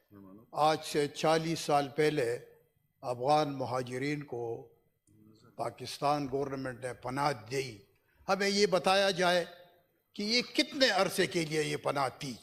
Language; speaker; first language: Urdu; non-native, local second language; Pashto